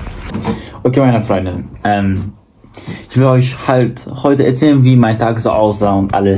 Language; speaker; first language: German; early bilingual, other home language; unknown